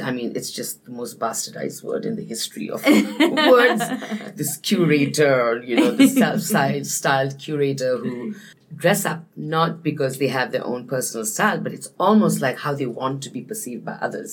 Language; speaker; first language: English; non-native, local second language; Nepali